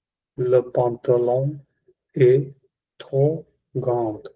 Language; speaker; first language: French; non-native, learner; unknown